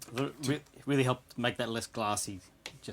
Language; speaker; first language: English; native; English